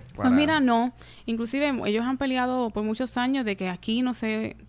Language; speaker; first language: Spanish; native; Spanish